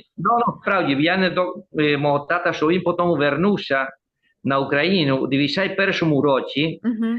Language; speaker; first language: Ukrainian; early bilingual, heritage; Ukrainian